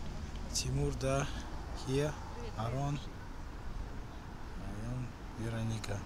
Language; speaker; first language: German; non-native, learner; Russian